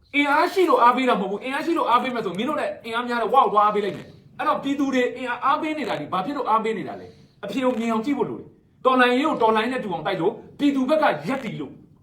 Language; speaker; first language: Burmese; non-native, local second language; Shwe Palaung